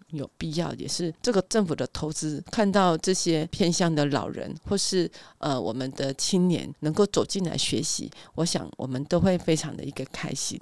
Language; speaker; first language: Chinese; native; Chinese